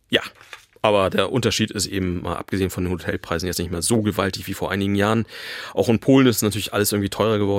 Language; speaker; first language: German; native; German